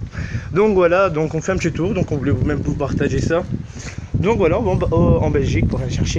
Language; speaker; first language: French; native; French